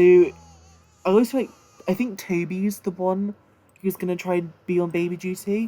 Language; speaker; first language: English; native; English